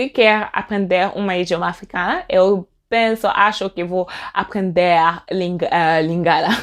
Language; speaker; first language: Portuguese; non-native, learner; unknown